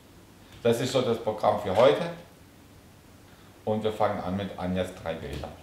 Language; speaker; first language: German; native; German